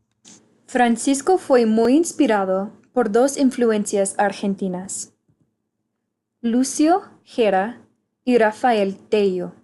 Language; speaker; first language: Spanish; non-native, fluent; English